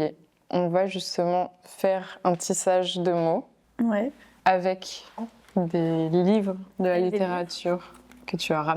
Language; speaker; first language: French; native; French